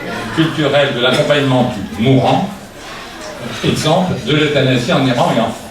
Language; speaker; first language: French; native; French